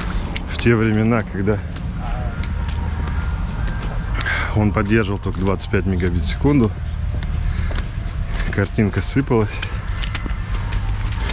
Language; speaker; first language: Russian; native; Russian